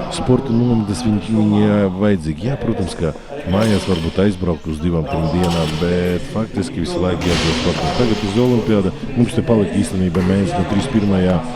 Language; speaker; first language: Latvian; non-native, local second language; Russian